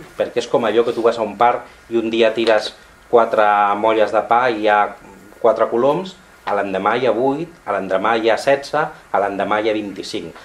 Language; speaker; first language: Catalan; non-native, local second language; Spanish